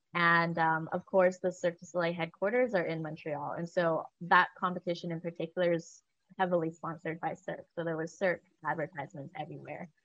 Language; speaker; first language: English; native; English